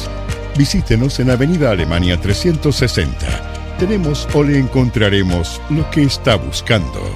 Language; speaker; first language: Spanish; native; Spanish